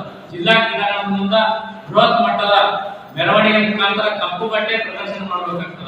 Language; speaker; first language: Kannada; native; Kannada